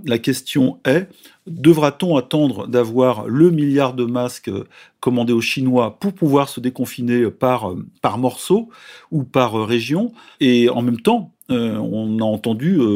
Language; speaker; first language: French; native; French